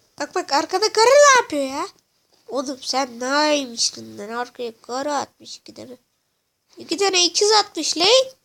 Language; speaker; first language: Turkish; native; Turkish